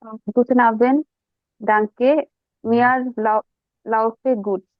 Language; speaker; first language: German; non-native, learner; Bangla